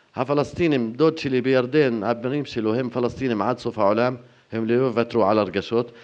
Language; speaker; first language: Hebrew; non-native, fluent; Arabic